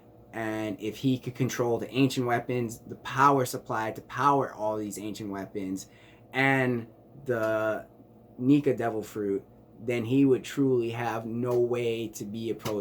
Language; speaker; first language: English; native; English